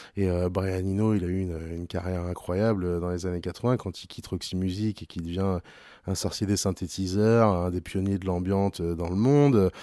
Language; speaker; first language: French; native; French